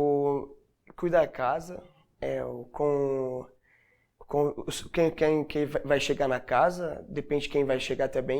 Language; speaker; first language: Portuguese; non-native, learner; Arabic